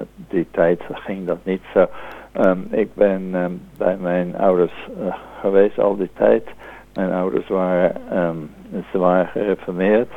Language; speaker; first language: Dutch; native; Dutch